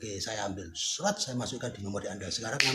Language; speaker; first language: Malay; non-native, local second language; Javanese